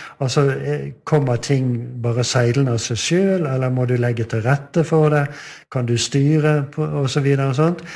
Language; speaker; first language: Norwegian; native; Norwegian